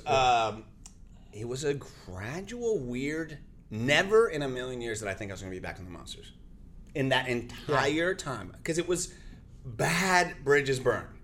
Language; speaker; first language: English; early bilingual, other home language; Spanish